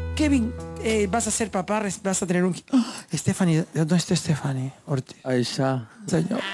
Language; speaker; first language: Spanish; native; Spanish